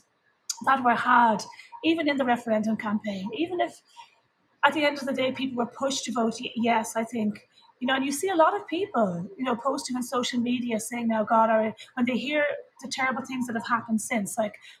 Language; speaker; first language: English; native; English